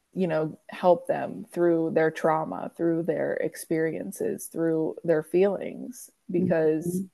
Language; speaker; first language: English; native; English